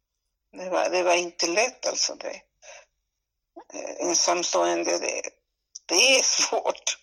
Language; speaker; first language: Swedish; non-native, fluent; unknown